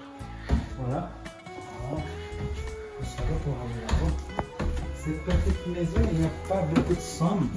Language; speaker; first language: French; non-native, fluent; Nepali